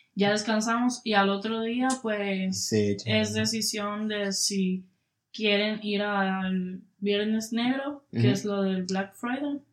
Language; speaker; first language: Spanish; native; Spanish